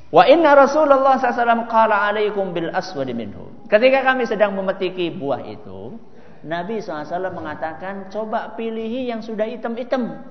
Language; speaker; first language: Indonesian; non-native, local second language; Javanese